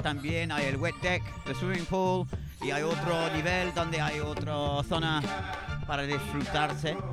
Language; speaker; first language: Spanish; non-native, fluent; English